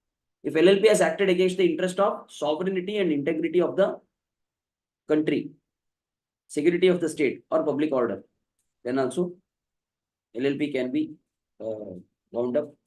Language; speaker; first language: English; non-native, local second language; Kannada